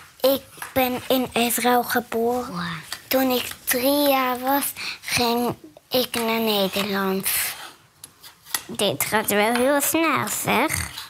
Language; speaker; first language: Dutch; early bilingual, other home language; Hebrew